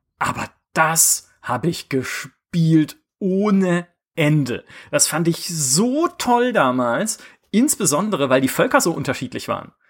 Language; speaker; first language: German; native; German